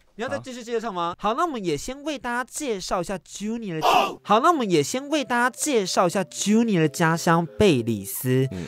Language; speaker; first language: Chinese; native; Chinese